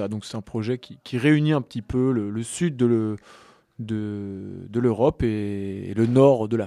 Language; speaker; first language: French; native; French